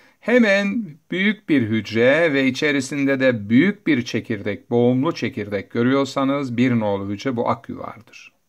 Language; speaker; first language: Turkish; native; Turkish